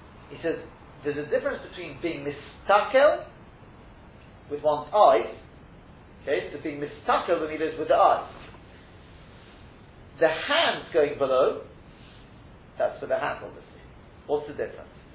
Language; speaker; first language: English; native; English